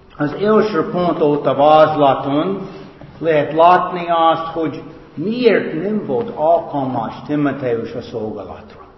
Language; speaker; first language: Hungarian; native; Hungarian